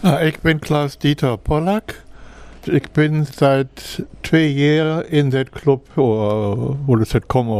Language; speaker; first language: German; non-native, fluent; English